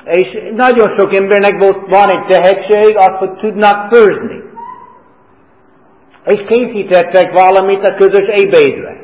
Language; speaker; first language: Hungarian; non-native, fluent; English